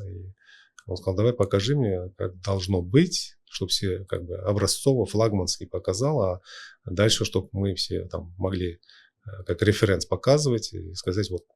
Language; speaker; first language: Russian; non-native, local second language; Uzbek